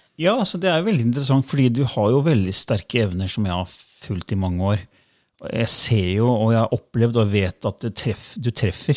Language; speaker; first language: Norwegian; native; Norwegian